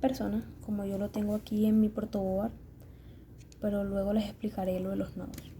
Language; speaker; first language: Spanish; native; Spanish